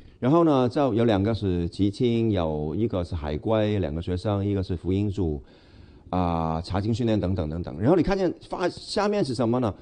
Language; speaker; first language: Chinese; non-native, local second language; Cantonese